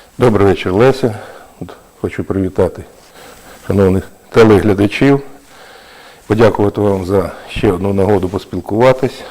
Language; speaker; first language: Ukrainian; native; Ukrainian